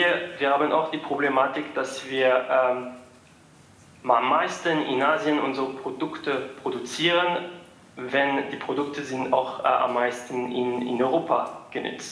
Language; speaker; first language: German; non-native, fluent; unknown